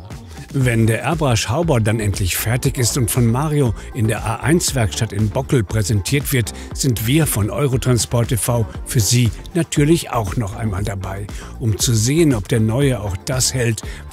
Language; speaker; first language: German; native; German